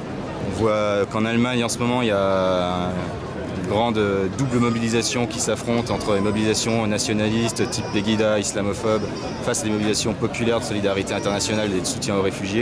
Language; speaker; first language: French; native; French